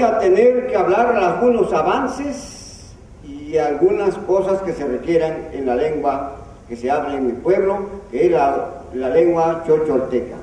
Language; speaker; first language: Spanish; non-native, local second language; Zapotec